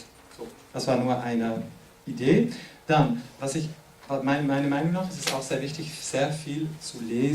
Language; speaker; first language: German; non-native, fluent; French